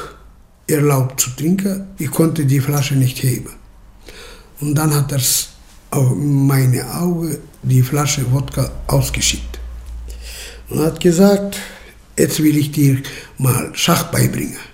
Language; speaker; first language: German; early bilingual, heritage; German